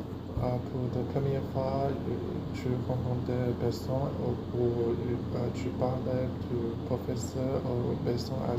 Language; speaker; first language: French; non-native, learner; Chinese